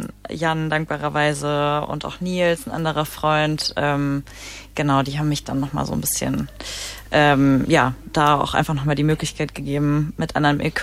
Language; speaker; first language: German; native; German